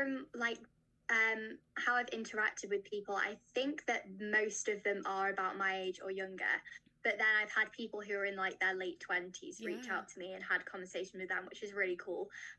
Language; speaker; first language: English; native; English